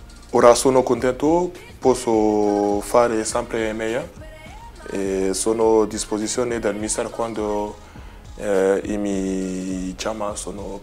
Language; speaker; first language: Italian; non-native, learner; French